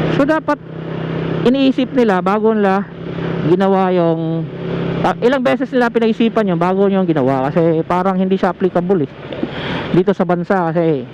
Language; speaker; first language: Filipino; non-native, local second language; Cebuano